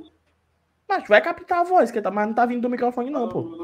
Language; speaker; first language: Portuguese; native; Portuguese